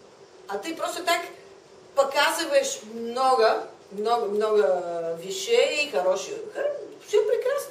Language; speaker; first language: Russian; non-native, fluent; Bulgarian